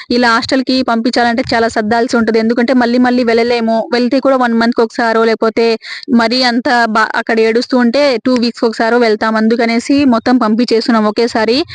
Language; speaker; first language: Telugu; native; Telugu